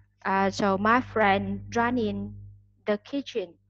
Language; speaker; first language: English; non-native, learner; Vietnamese